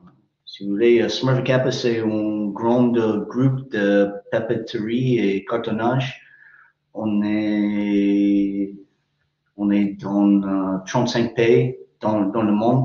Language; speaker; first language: French; non-native, fluent; English